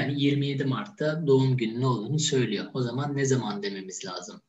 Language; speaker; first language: Turkish; native; Turkish